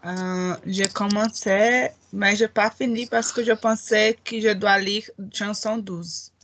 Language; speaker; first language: French; non-native, learner; Portuguese